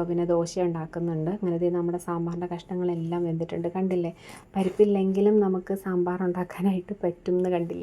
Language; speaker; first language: Malayalam; native; Malayalam